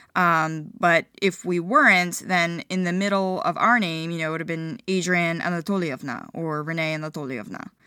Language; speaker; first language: English; early bilingual, other home language; Ukrainian